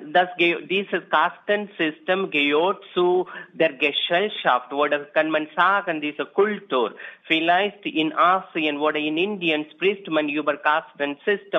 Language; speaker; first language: German; non-native, learner; Tamil